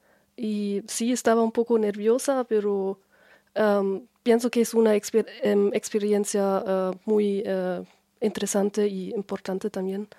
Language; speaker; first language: Spanish; non-native, learner; German